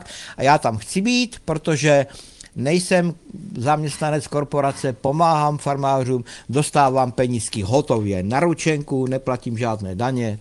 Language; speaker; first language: Czech; native; Czech